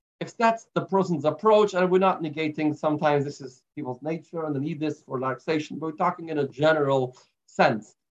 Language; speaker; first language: English; native; English